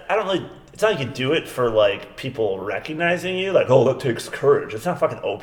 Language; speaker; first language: English; native; English